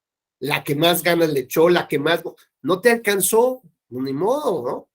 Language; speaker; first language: Spanish; native; Spanish